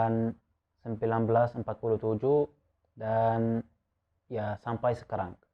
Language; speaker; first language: Indonesian; non-native, fluent; Arabic